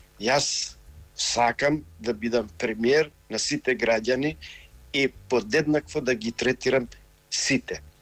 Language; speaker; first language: Macedonian; non-native, local second language; Albanian